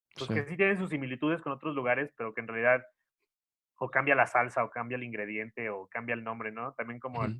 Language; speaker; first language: Spanish; native; Spanish